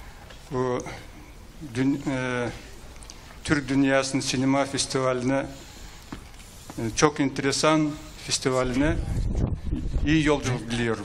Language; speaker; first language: Turkish; native; Turkish